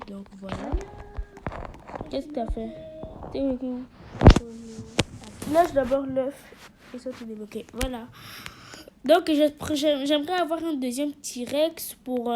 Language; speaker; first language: French; native; French